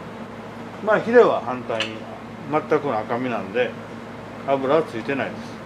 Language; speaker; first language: Japanese; native; Japanese